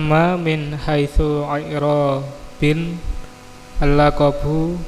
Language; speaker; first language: Arabic; non-native, learner; Indonesian